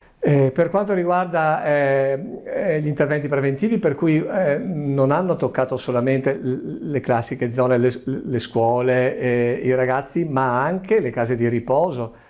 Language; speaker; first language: Italian; native; Italian